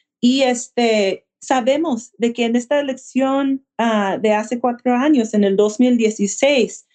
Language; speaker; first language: Spanish; early bilingual, heritage; Spanish